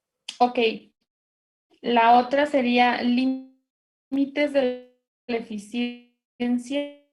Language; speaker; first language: Spanish; native; Spanish